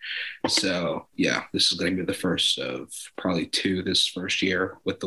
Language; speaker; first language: English; native; English